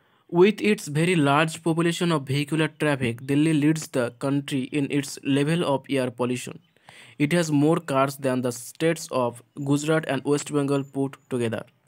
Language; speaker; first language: English; non-native, local second language; Bangla